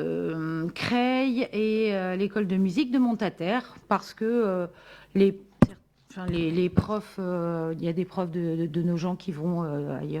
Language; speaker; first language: French; native; French